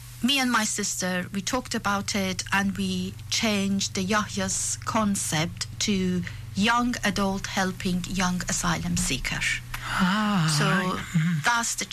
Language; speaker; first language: English; non-native, fluent; Persian